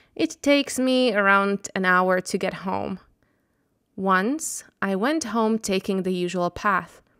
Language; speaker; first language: English; non-native, fluent; Slovak